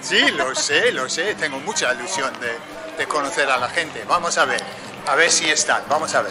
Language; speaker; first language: Spanish; non-native, fluent; English